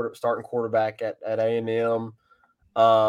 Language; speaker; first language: English; native; English